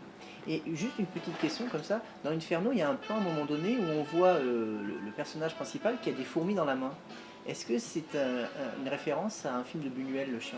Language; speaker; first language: French; native; French